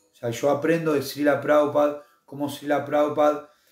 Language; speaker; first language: Spanish; native; Spanish